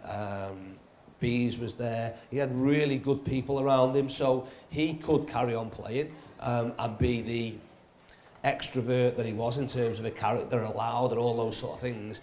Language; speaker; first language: English; native; English